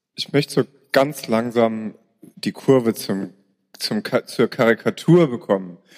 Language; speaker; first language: German; native; German